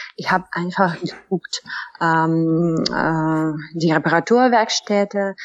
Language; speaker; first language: German; non-native, fluent; Russian